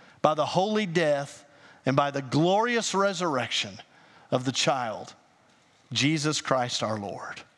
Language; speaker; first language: English; native; English